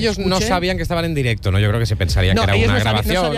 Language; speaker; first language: Spanish; native; Spanish